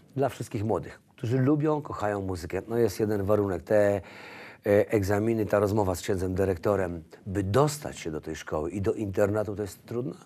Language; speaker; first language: Polish; native; Polish